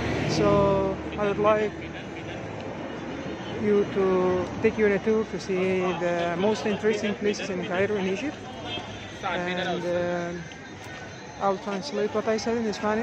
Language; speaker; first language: English; non-native, fluent; Arabic